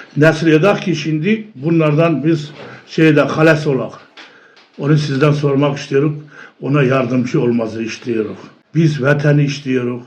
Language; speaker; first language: Turkish; early bilingual, heritage; Turkish